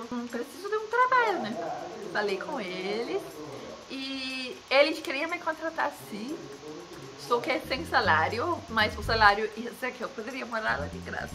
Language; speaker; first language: Portuguese; non-native, fluent; Danish